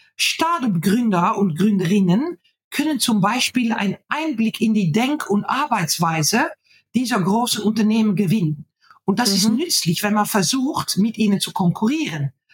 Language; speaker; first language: German; non-native, fluent; Dutch